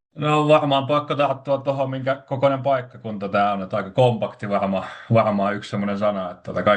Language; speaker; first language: Finnish; native; Finnish